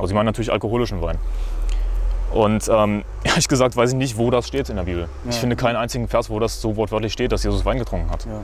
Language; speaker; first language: German; native; German